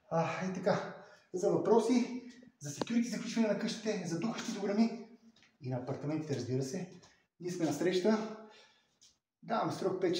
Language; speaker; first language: Bulgarian; native; Bulgarian